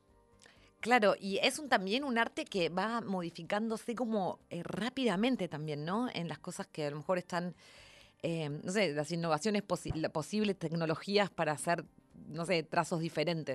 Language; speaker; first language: Spanish; native; Spanish